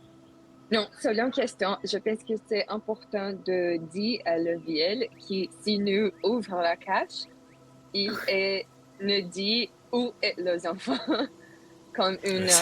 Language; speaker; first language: French; non-native, learner; Spanish